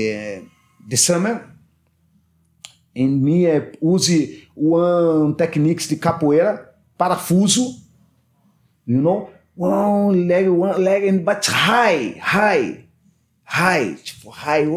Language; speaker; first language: English; non-native, learner; Portuguese